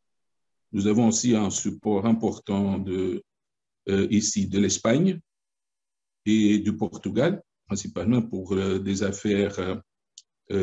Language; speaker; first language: French; non-native, fluent; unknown